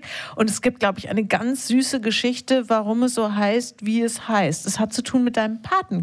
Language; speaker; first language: German; native; German